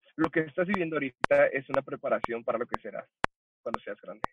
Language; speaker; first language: Spanish; early bilingual, heritage; Spanish